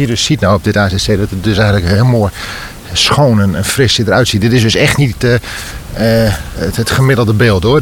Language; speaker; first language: Dutch; native; Dutch